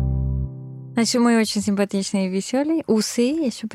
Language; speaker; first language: Russian; non-native, fluent; Spanish